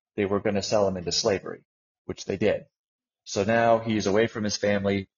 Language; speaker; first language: English; native; English